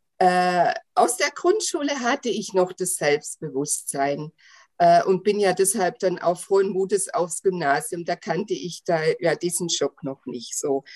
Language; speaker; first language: German; native; German